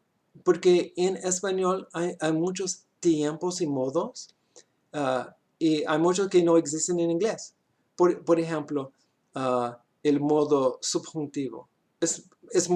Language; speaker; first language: Spanish; non-native, learner; English